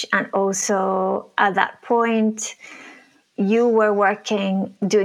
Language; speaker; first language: English; non-native, fluent; Spanish